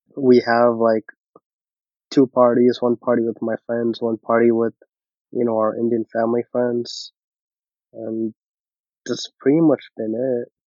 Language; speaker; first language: English; early bilingual, other home language; Hindi